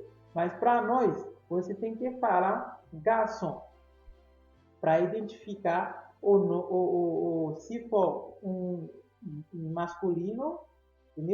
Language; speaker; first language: Portuguese; non-native, fluent; Haitian Creole